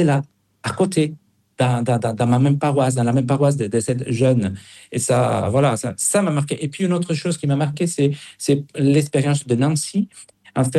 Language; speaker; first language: French; non-native, fluent; Spanish